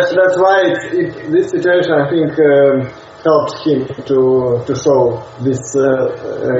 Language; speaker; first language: English; non-native, learner; Russian